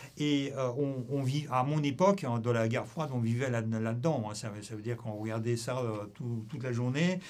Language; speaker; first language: French; non-native, fluent; Russian